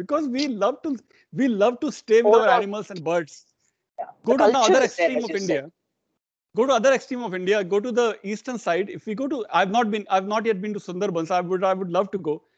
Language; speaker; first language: English; non-native, local second language; Hindi